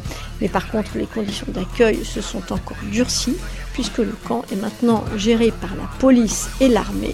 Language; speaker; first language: French; native; French